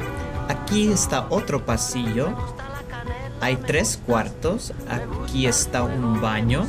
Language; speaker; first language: Spanish; non-native, learner; English